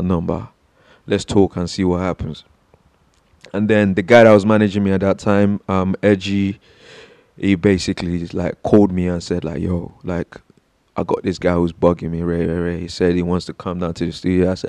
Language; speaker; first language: English; non-native, local second language; Yoruba